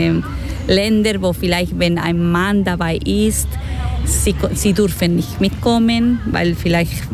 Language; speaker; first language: German; non-native, fluent; Spanish